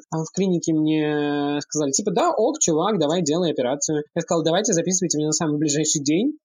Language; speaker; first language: Russian; early bilingual, heritage; Russian